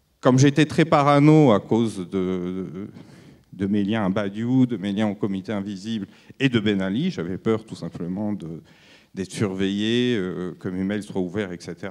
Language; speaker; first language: French; native; French